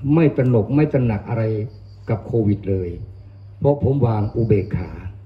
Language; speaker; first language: Thai; non-native, local second language; Northern Khmer